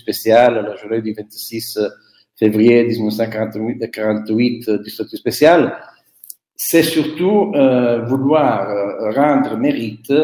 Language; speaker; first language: French; non-native, local second language; Italian